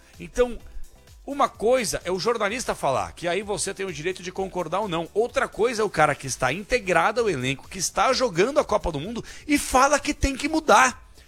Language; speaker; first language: Portuguese; native; Portuguese